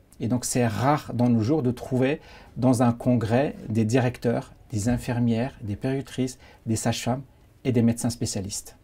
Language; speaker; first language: French; non-native, local second language; Arabic